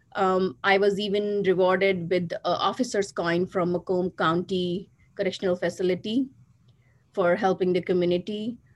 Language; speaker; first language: English; non-native, local second language; Hindi